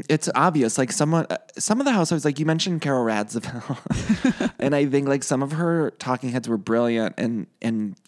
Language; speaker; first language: English; native; English